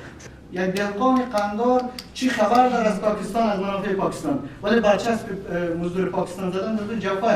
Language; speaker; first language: Persian; native; Persian